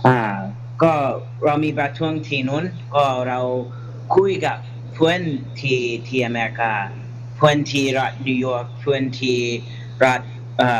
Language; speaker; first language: Thai; non-native, learner; English